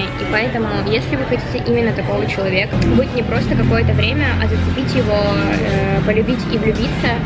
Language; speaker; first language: Russian; native; Russian